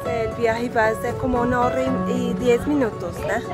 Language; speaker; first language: Spanish; non-native, learner; English